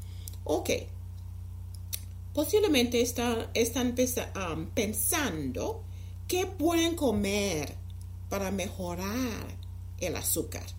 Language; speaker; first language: Spanish; non-native, fluent; English